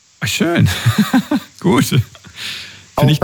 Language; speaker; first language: German; native; German